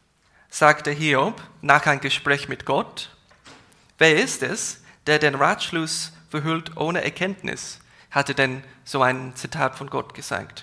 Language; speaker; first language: German; non-native, fluent; English